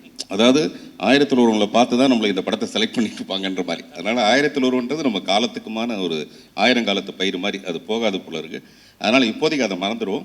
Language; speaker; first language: Tamil; native; Tamil